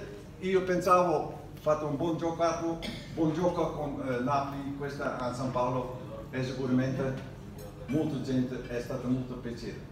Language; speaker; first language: Italian; non-native, learner; Dutch